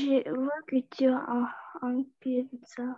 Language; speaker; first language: French; non-native, learner; Russian